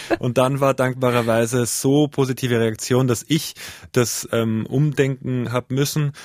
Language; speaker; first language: German; native; German